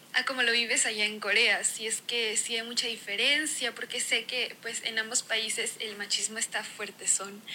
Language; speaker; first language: Spanish; native; Spanish